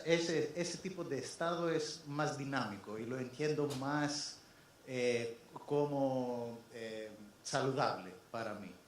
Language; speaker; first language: Spanish; non-native, fluent; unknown